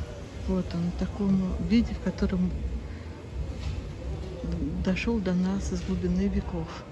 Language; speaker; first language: Russian; native; Russian